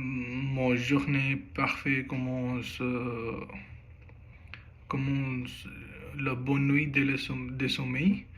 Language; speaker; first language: French; non-native, learner; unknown